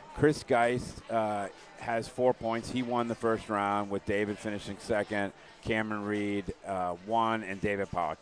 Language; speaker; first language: English; native; English